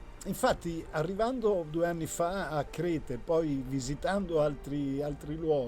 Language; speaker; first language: Italian; native; Italian